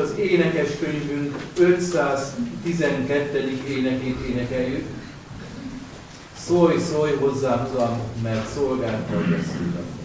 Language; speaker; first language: Hungarian; native; Hungarian